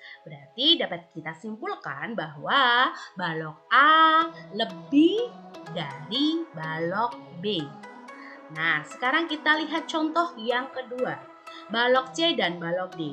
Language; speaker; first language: Indonesian; native; Indonesian